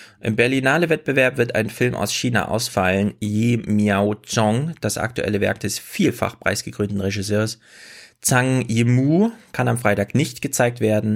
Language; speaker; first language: German; native; German